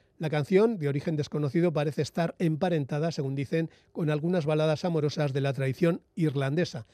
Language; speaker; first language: Spanish; native; Spanish